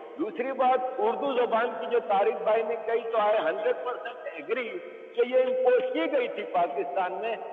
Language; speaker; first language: Urdu; non-native, local second language; Memoni